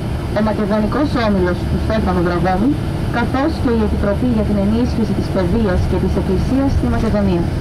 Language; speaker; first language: Greek; native; Greek